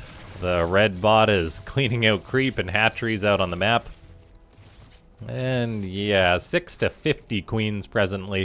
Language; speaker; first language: English; native; English